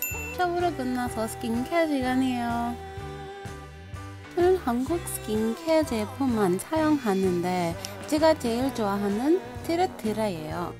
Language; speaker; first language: Korean; non-native, learner; English